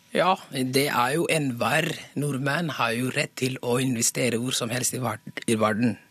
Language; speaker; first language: Norwegian; early bilingual, other home language; Somali